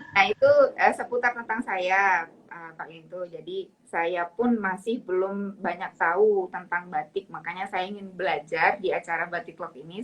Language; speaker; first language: Indonesian; native; Indonesian